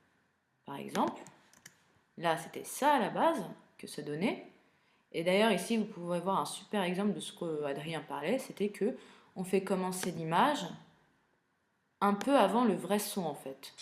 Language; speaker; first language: French; native; French